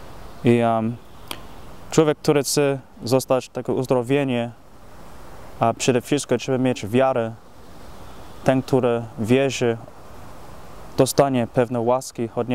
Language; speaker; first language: Polish; non-native, fluent; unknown